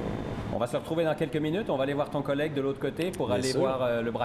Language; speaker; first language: French; native; French